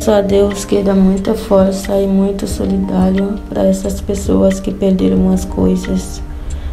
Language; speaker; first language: Portuguese; non-native, fluent; Haitian Creole